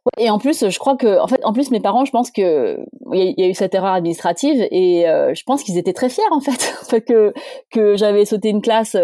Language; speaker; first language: French; early bilingual, other home language; Chinese